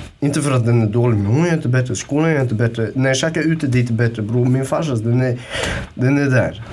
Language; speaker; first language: Swedish; early bilingual, other home language; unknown